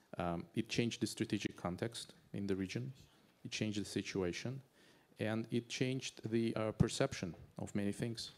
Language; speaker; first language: English; non-native, fluent; Azerbaijani